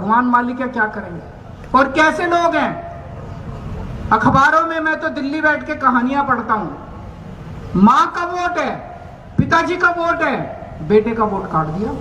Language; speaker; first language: Hindi; native; Hindi